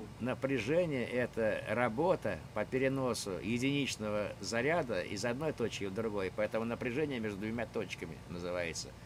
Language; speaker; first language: Russian; native; Russian